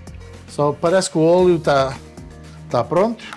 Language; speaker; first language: Portuguese; early bilingual, heritage; Portuguese